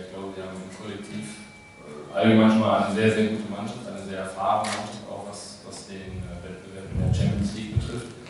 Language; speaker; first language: German; native; German